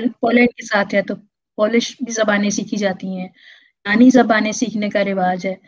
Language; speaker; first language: Urdu; native; Urdu